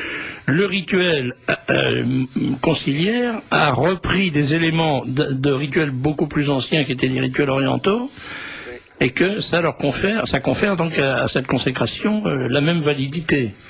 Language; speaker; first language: French; native; French